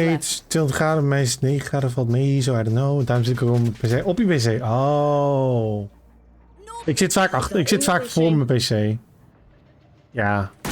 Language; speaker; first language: Dutch; native; Dutch